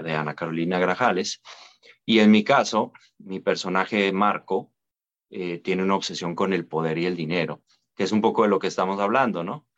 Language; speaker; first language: Spanish; native; Spanish